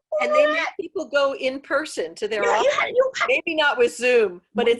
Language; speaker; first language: English; native; English